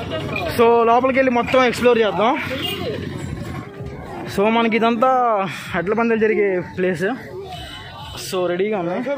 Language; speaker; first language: Telugu; native; Telugu